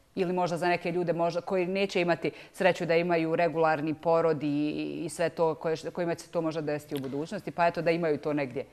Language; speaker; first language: Bosnian; native; Bosnian